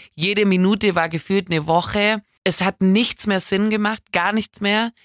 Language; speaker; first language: German; native; German